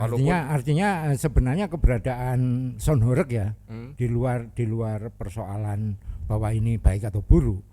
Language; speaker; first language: Indonesian; non-native, local second language; Javanese